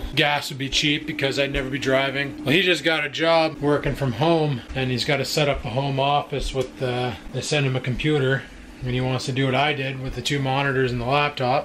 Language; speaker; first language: English; native; English